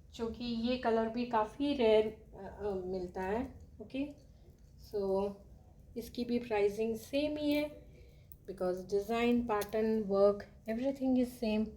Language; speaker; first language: Hindi; non-native, local second language; Telugu